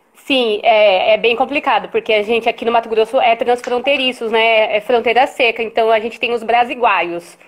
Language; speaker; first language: Portuguese; native; Portuguese